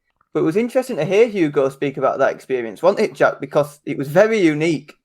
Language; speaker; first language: English; native; English